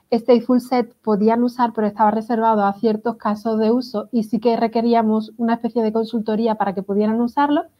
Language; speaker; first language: Spanish; native; Spanish